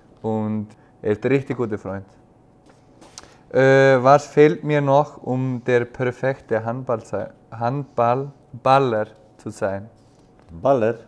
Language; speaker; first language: German; non-native, fluent; Icelandic